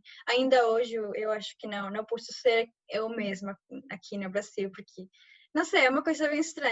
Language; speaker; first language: Portuguese; non-native, fluent; Spanish